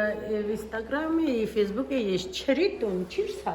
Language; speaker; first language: Russian; non-native, local second language; Armenian